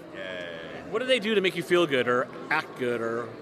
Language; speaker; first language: English; native; English